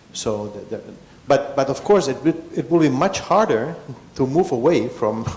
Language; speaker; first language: English; non-native, fluent; Catalan